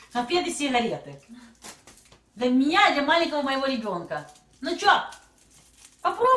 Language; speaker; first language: Russian; native; Russian